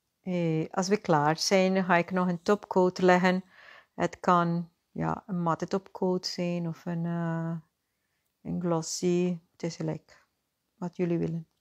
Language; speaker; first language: Dutch; non-native, fluent; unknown